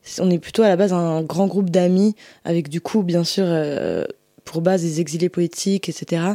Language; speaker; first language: French; native; French